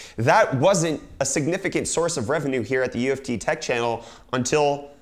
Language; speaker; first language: English; native; English